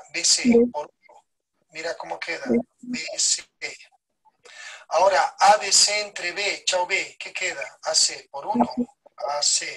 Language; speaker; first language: Spanish; native; Spanish